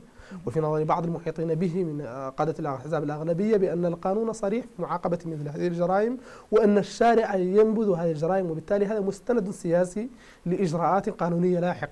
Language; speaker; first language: Arabic; native; Arabic